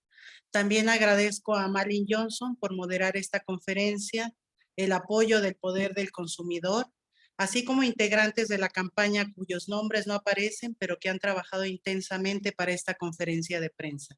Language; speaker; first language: Spanish; native; Spanish